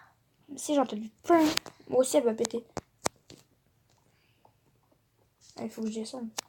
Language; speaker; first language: French; native; French